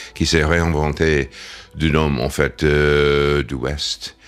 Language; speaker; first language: French; non-native, fluent; English